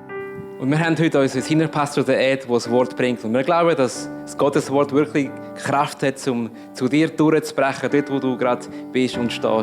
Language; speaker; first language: German; native; German